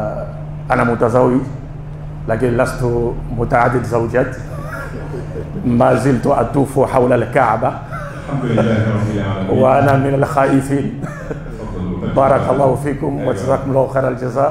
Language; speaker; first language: Arabic; non-native, fluent; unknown